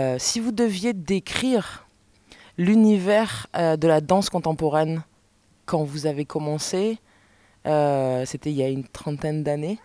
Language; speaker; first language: French; native; French